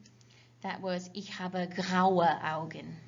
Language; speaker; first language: German; non-native, fluent; English